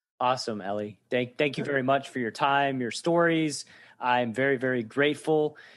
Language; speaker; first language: English; native; English